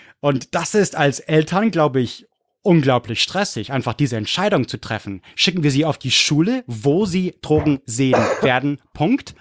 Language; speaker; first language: German; non-native, fluent; English